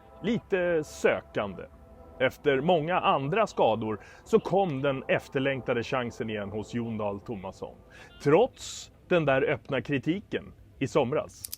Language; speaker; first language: Swedish; native; Swedish